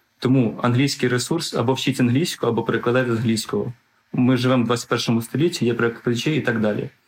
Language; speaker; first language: Ukrainian; non-native, local second language; Russian